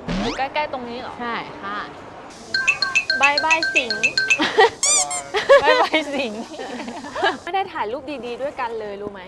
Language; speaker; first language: Thai; native; Thai